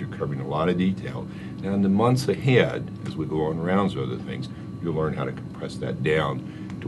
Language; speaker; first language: English; native; English